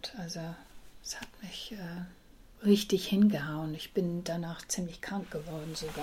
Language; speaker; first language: German; early bilingual, heritage; English